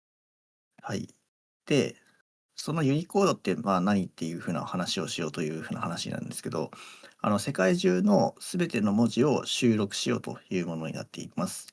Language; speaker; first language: Japanese; native; Japanese